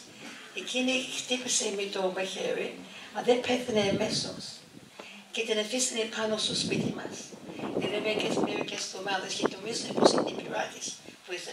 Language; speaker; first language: Greek; early bilingual, heritage; English